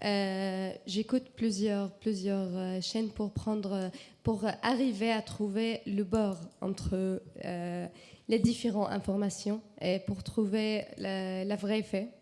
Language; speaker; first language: French; non-native, learner; Arabic